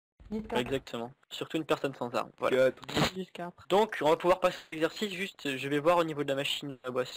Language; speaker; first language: French; native; French